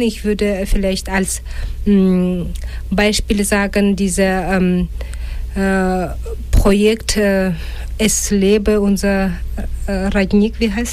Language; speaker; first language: German; non-native, fluent; Russian